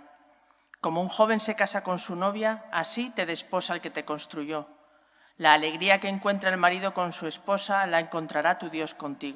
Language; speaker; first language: Spanish; native; Spanish